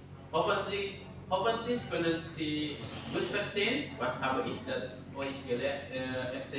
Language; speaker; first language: German; non-native, learner; Indonesian